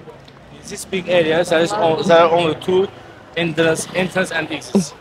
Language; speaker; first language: English; non-native, learner; Azerbaijani